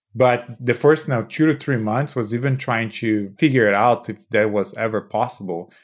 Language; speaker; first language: English; non-native, fluent; Portuguese